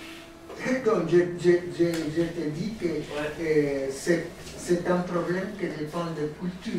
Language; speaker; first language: French; non-native, fluent; Spanish